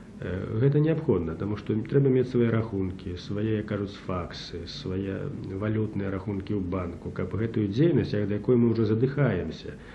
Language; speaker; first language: Belarusian; native; Belarusian